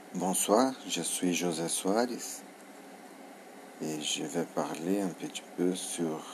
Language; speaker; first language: French; non-native, learner; Portuguese